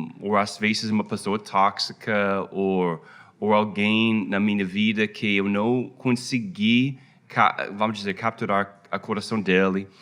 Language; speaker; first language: Portuguese; non-native, fluent; English